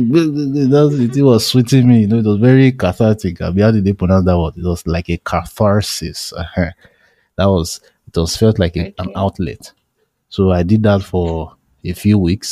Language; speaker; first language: English; non-native, local second language; Yoruba